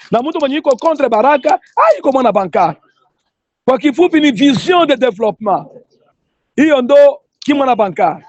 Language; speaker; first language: Swahili; native; Swahili